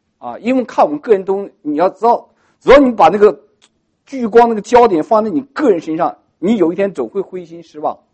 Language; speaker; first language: Chinese; native; Chinese